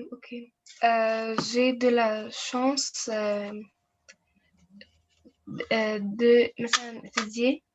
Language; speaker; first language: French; non-native, learner; Arabic